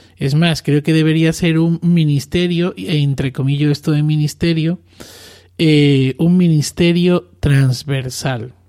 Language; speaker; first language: Spanish; native; Spanish